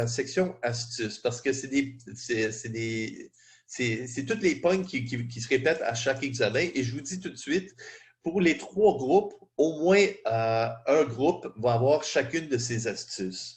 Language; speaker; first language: French; native; French